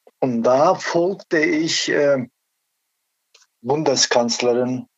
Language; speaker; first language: German; non-native, learner; Turkish